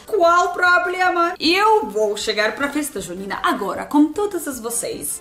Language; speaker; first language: Portuguese; non-native, learner; Russian